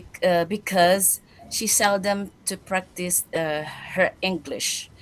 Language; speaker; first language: English; non-native, learner; Indonesian